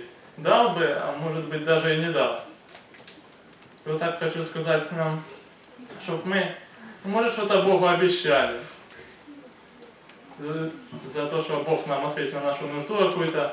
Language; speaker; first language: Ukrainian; non-native, local second language; Russian